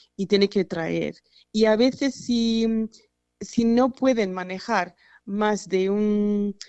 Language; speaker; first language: Spanish; non-native, fluent; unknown